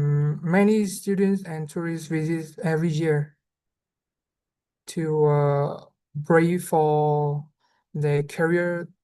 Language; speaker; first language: English; non-native, learner; Vietnamese